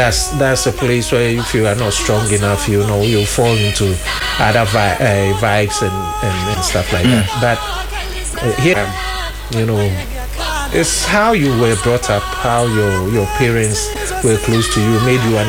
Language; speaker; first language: English; non-native, local second language; Akan